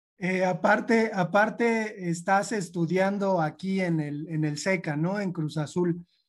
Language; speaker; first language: Spanish; native; Spanish